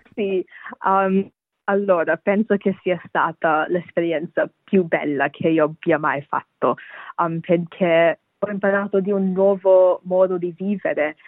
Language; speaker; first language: Italian; non-native, fluent; Bangla